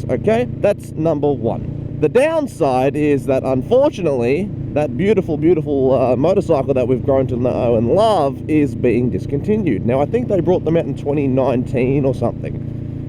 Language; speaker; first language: English; native; English